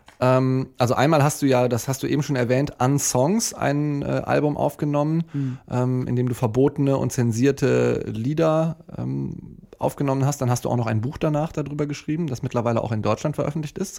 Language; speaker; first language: German; native; German